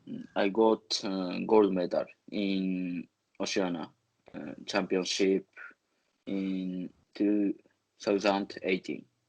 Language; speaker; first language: English; non-native, learner; Japanese